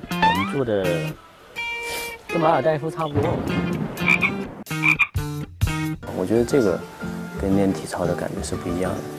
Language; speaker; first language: Chinese; native; Chinese